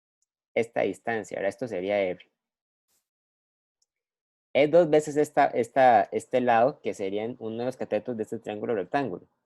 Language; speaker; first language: Spanish; native; Spanish